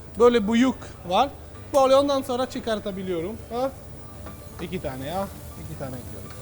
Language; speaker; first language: Turkish; non-native, fluent; Italian